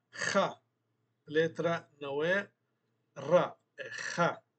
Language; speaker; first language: Portuguese; non-native, fluent; Arabic